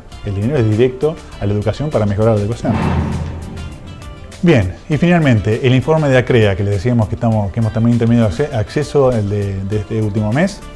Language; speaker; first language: Spanish; native; Spanish